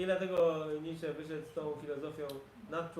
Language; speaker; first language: Polish; native; Polish